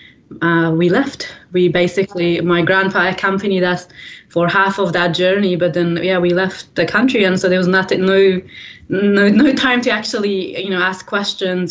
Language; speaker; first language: English; early bilingual, other home language; Persian